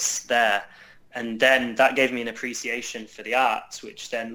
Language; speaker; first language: English; native; English